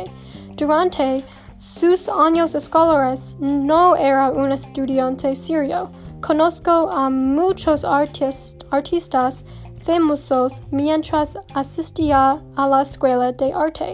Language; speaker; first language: Spanish; non-native, learner; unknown